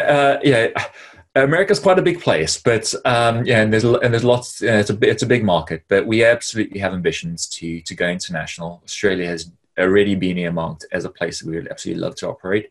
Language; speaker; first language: English; native; English